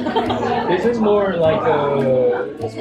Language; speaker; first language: English; non-native, fluent; Korean